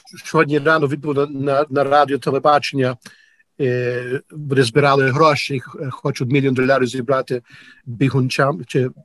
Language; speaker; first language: Ukrainian; early bilingual, heritage; Ukrainian